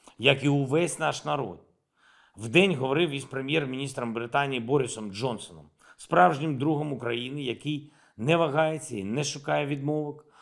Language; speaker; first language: Ukrainian; non-native, local second language; Russian